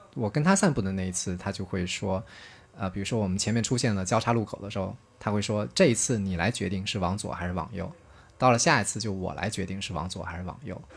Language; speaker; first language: Chinese; native; Chinese